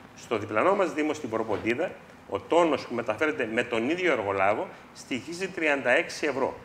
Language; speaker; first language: Greek; native; Greek